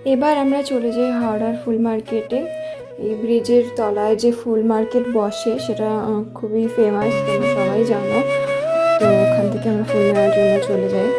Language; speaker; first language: Bangla; native; Bangla